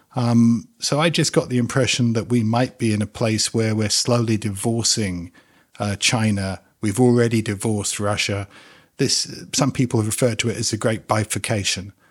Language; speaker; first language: English; native; English